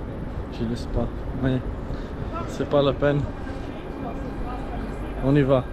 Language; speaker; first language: French; non-native, learner; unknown